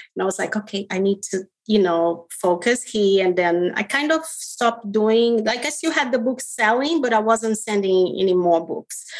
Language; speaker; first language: English; non-native, fluent; Portuguese